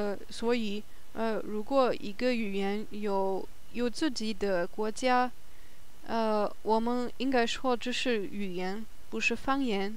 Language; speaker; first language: Chinese; non-native, learner; German